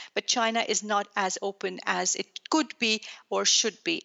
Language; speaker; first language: English; non-native, local second language; Urdu